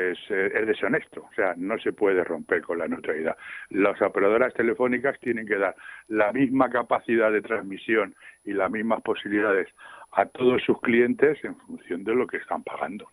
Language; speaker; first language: Spanish; native; Spanish